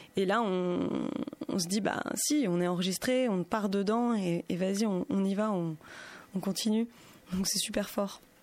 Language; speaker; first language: French; native; French